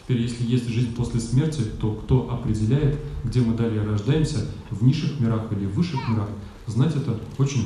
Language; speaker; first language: Russian; native; Russian